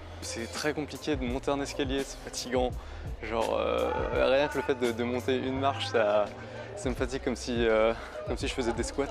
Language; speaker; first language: French; native; French